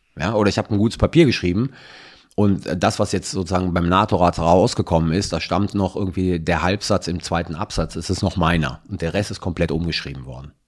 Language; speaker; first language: German; early bilingual, other home language; Italian